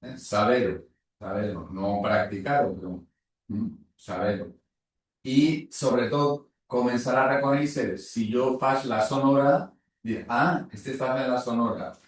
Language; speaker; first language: Catalan; native; Catalan